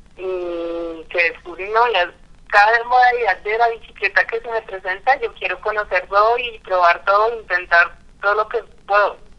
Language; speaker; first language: Spanish; non-native, fluent; French